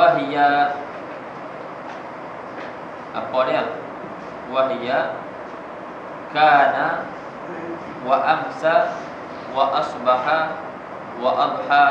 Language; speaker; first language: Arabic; non-native, fluent; Malay